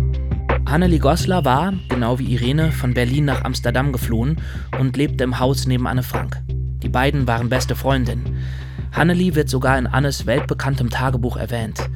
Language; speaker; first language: German; native; German